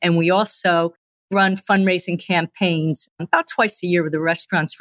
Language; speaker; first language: English; native; English